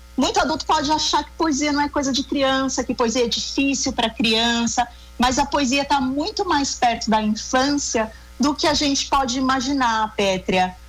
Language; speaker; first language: Portuguese; native; Portuguese